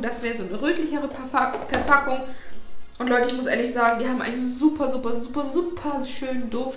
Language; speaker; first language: German; native; German